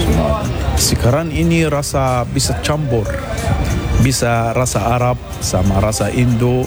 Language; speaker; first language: Indonesian; non-native, learner; Arabic